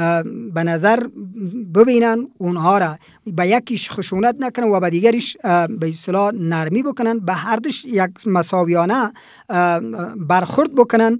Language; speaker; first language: Persian; native; Persian